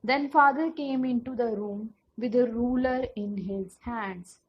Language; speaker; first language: English; non-native, local second language; Punjabi